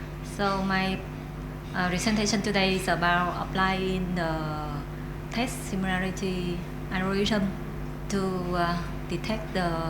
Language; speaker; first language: English; non-native, learner; Vietnamese